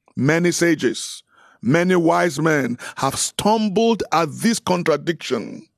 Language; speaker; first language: English; non-native, local second language; Yoruba